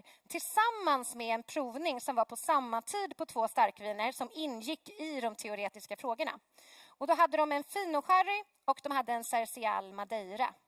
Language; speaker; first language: Swedish; native; Swedish